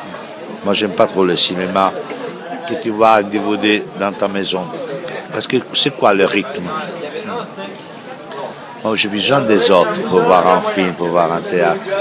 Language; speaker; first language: French; non-native, fluent; Italian